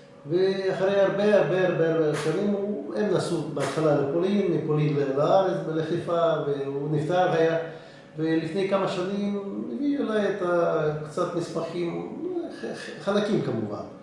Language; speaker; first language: Hebrew; non-native, fluent; Russian